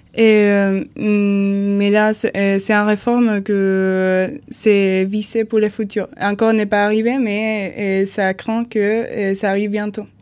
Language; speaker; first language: French; non-native, learner; Spanish